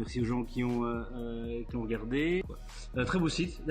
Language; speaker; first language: French; native; French